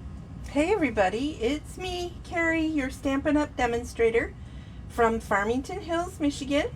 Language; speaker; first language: English; native; English